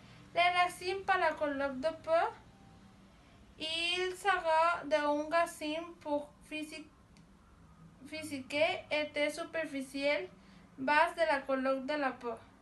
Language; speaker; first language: French; non-native, learner; Spanish